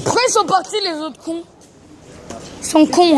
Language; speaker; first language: French; native; French